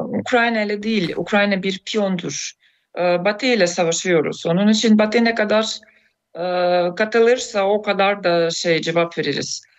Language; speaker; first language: Turkish; non-native, fluent; Russian